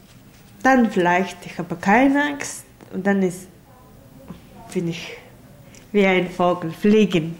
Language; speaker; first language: German; non-native, learner; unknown